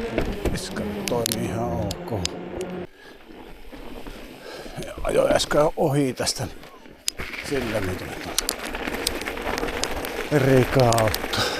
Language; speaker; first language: Finnish; native; Finnish